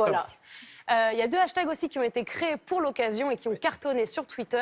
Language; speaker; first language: French; native; French